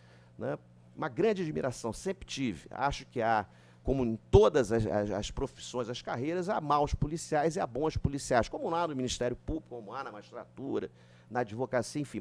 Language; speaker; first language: Portuguese; native; Portuguese